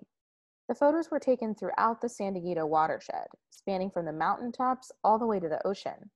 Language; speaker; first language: English; native; English